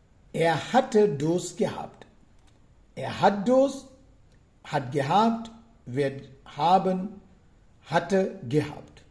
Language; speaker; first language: German; non-native, fluent; Sinhala